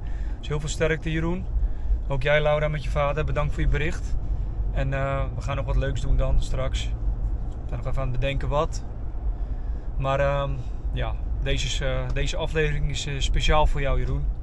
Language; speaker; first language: Dutch; native; Dutch